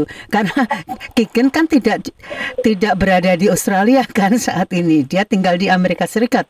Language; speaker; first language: Indonesian; native; Indonesian